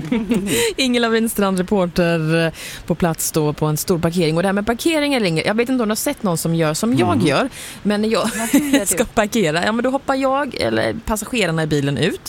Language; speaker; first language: Swedish; native; Swedish